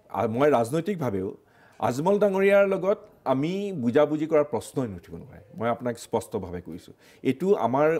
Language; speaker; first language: Assamese; native; Assamese